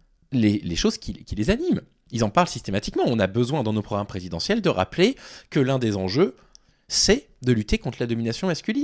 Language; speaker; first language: French; native; French